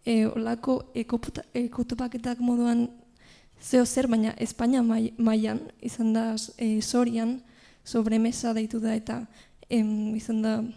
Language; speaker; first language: Basque; non-native, local second language; Spanish